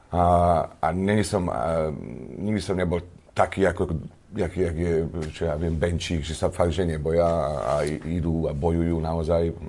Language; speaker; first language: Slovak; native; Slovak